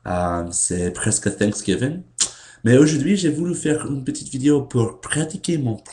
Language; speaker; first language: French; non-native, learner; English